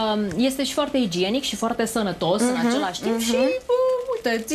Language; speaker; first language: Romanian; native; Romanian